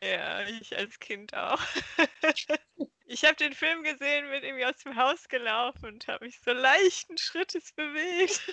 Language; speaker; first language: German; native; German